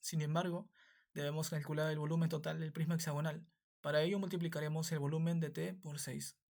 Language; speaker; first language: Spanish; native; Spanish